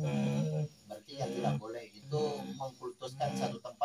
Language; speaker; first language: Indonesian; native; Indonesian